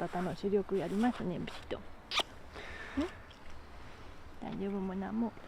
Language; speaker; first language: Japanese; non-native, learner; Spanish